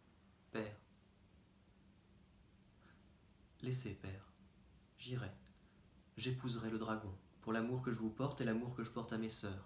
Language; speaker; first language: French; native; French